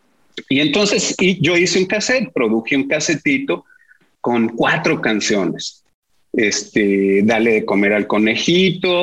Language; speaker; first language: Spanish; native; Spanish